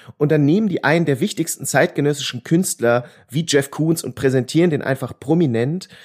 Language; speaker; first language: German; native; German